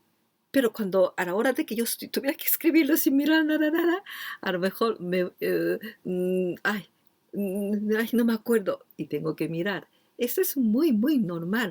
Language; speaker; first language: Spanish; non-native, fluent; Japanese